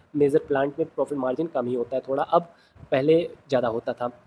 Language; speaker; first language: Hindi; native; Hindi